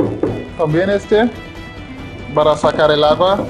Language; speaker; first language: Spanish; non-native, fluent; Arabic